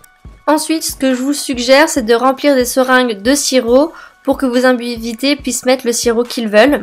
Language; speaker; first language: French; native; French